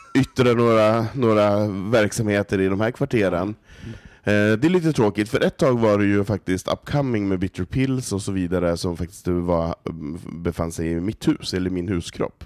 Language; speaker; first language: Swedish; native; Swedish